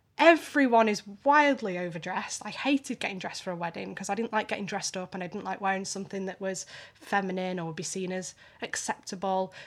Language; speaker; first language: English; native; English